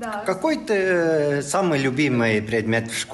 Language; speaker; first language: Russian; non-native, local second language; Estonian